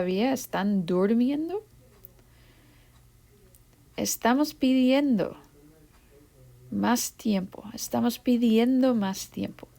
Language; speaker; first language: Spanish; non-native, fluent; English